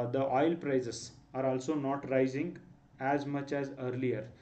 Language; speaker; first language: English; non-native, local second language; Kannada